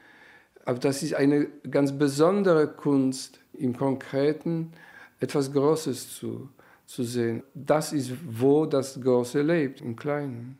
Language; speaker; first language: German; non-native, fluent; Polish